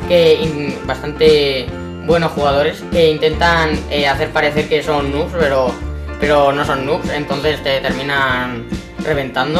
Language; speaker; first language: Spanish; native; Spanish